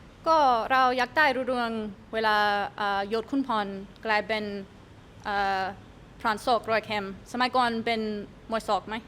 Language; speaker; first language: Thai; non-native, learner; English